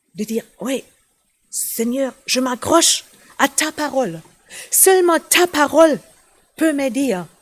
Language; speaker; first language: French; non-native, fluent; German